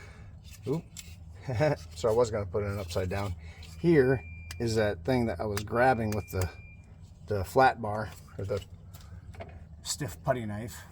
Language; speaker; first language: English; native; English